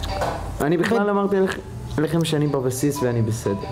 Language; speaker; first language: Hebrew; early bilingual, heritage; Hebrew